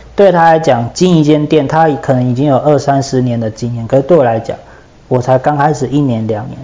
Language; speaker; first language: Chinese; native; Chinese